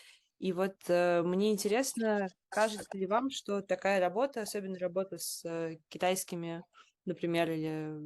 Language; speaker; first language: Russian; native; Russian